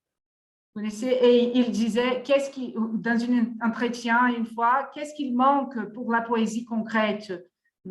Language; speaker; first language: French; non-native, fluent; Portuguese